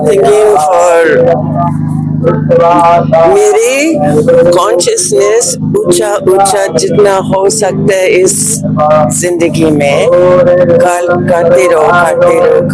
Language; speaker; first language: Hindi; non-native, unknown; English